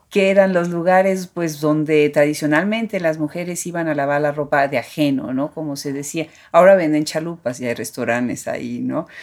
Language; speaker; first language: Spanish; native; Spanish